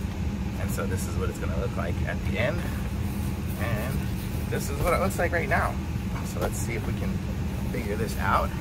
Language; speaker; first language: English; native; English